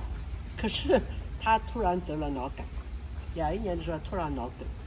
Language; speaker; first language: Chinese; non-native, local second language; Wu Chinese